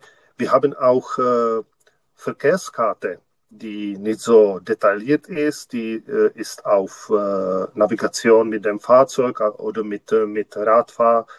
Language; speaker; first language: German; non-native, learner; Czech